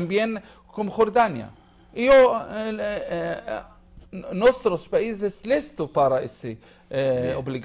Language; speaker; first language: Spanish; non-native, learner; Hebrew